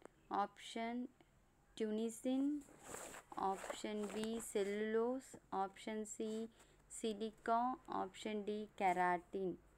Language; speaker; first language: English; non-native, local second language; Tamil